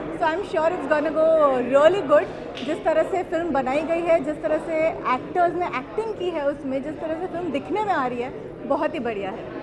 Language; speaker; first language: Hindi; non-native, local second language; Gujarati